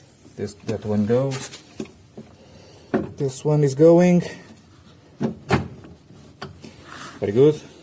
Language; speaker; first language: English; non-native, fluent; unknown